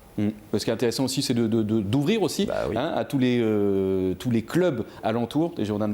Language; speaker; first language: French; native; French